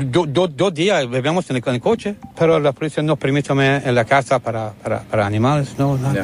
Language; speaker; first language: Spanish; non-native, learner; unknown